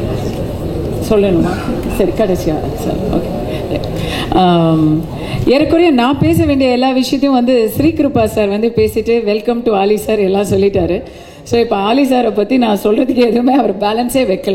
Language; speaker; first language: Tamil; native; Tamil